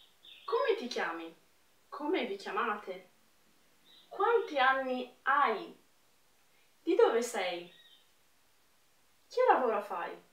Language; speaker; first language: Italian; non-native, fluent; Portuguese